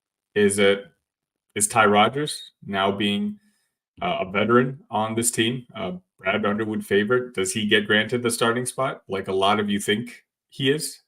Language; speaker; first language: English; native; English